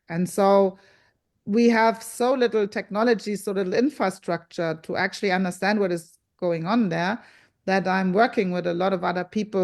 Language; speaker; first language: English; non-native, fluent; German